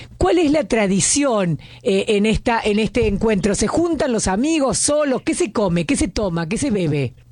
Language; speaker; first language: Spanish; native; Spanish